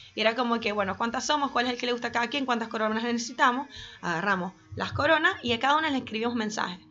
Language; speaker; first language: Spanish; native; Spanish